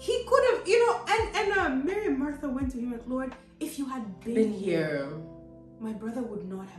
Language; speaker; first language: English; non-native, local second language; Yoruba